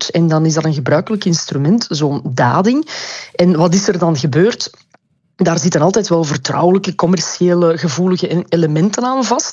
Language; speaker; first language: Dutch; native; Dutch